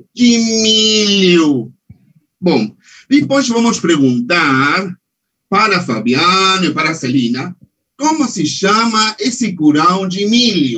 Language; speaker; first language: Portuguese; non-native, fluent; Spanish